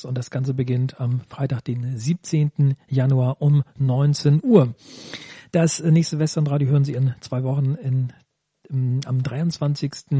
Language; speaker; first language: German; native; German